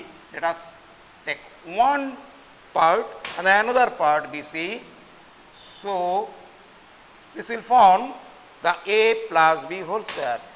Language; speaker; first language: English; non-native, local second language; Bangla